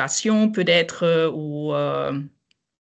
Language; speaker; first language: French; non-native, fluent; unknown